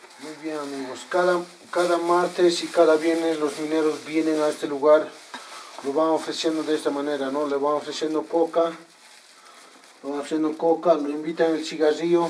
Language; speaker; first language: Spanish; native; Spanish